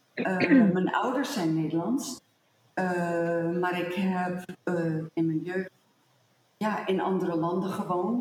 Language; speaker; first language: Dutch; early bilingual, heritage; Dutch